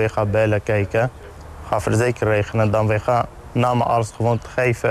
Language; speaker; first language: Dutch; non-native, learner; Arabic